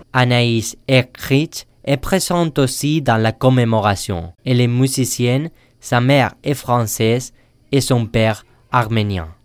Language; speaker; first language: French; native; French